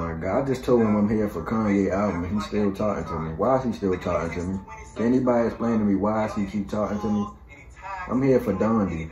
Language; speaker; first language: English; native; English